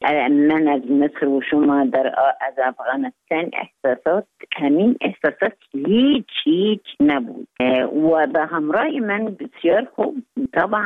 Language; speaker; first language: Persian; non-native, fluent; Arabic